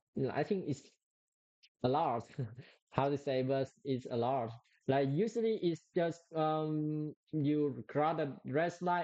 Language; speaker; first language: English; non-native, learner; Vietnamese